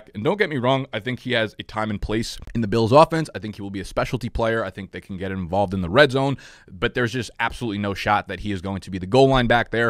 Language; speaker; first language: English; native; English